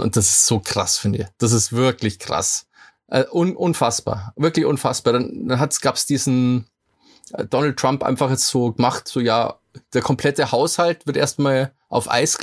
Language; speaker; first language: German; native; German